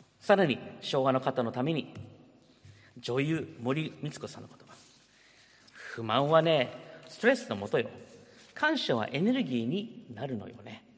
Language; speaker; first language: Japanese; early bilingual, heritage; Japanese